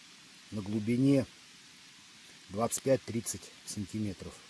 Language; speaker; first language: Russian; native; Russian